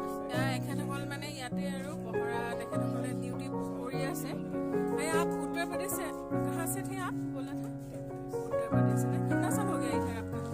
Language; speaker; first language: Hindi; non-native, local second language; Assamese